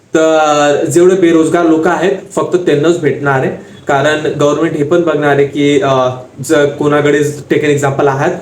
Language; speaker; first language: Marathi; non-native, local second language; Hindi